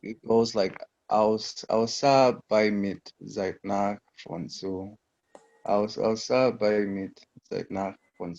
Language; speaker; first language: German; non-native, learner; English